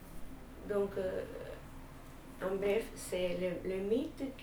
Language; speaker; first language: French; non-native, fluent; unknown